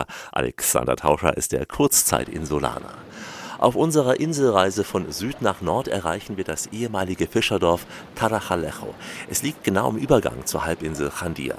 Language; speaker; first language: German; native; German